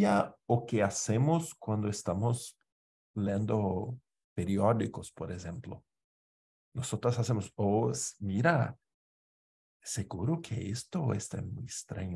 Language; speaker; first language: Spanish; non-native, fluent; Portuguese